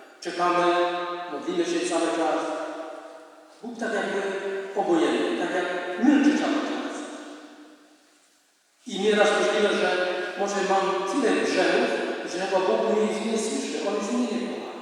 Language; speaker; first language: Polish; non-native, fluent; Indonesian